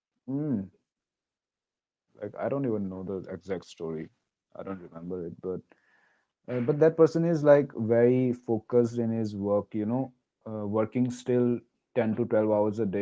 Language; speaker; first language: English; non-native, local second language; Hindi